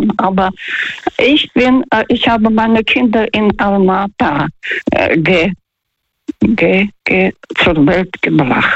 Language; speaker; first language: German; non-native, fluent; Russian